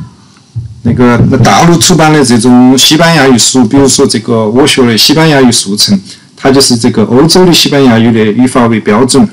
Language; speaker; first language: Chinese; native; Chinese